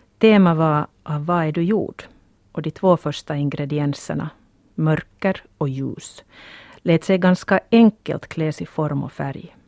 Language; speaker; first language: Swedish; native; Swedish